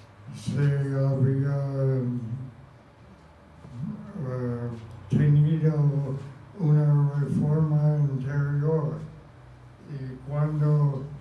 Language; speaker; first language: Spanish; non-native, fluent; English